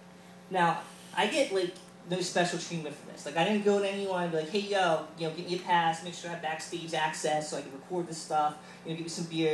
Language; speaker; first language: English; native; English